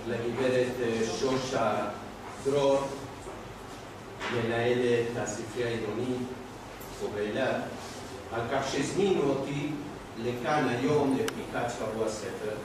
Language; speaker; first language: Hebrew; non-native, fluent; Spanish